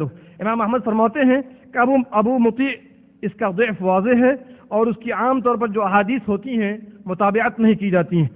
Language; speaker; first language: Urdu; native; Urdu